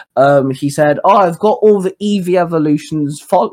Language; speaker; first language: English; native; English